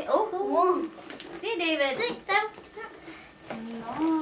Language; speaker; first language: Danish; non-native, learner; Filipino